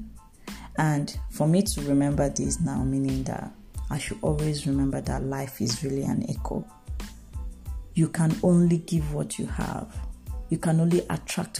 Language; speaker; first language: English; non-native, local second language; Igbo